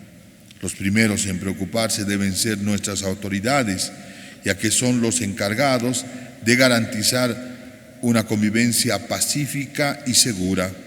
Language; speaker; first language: Spanish; native; Spanish